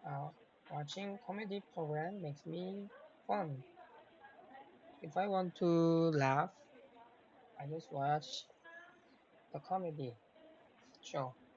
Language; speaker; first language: English; non-native, learner; Korean